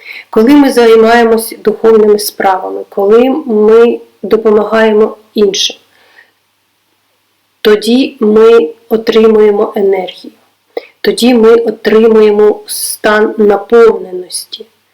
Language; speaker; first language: Ukrainian; non-native, local second language; Russian